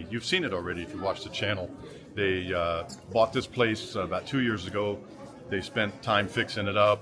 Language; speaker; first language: English; native; English